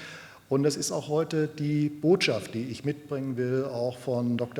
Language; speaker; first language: German; native; German